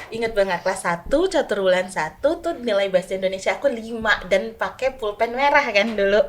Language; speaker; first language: Indonesian; non-native, local second language; Sundanese